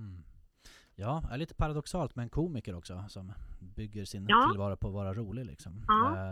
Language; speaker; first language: Swedish; native; Swedish